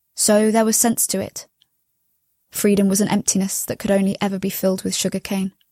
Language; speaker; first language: English; native; English